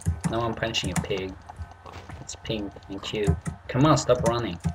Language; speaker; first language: English; non-native, fluent; Swedish